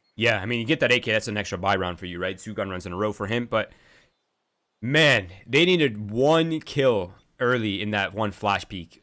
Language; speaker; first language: English; native; English